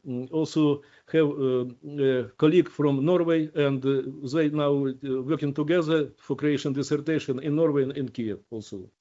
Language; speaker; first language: English; non-native, learner; Ukrainian